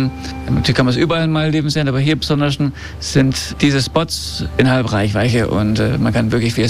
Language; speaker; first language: German; early bilingual, heritage; German